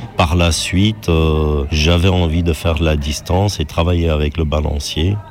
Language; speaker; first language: French; non-native, fluent; German